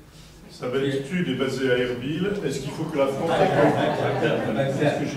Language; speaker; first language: French; native; French